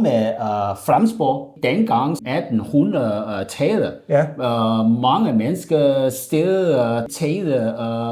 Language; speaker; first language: Danish; non-native, learner; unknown